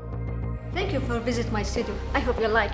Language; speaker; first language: English; non-native, learner; Arabic